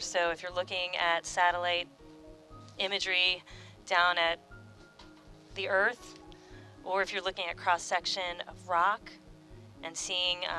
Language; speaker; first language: English; native; English